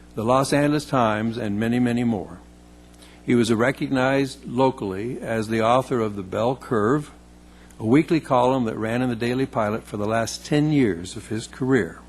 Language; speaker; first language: English; native; English